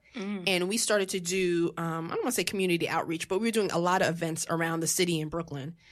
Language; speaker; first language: English; native; English